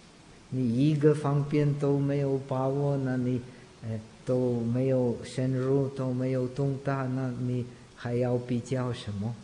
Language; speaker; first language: Chinese; non-native, fluent; Czech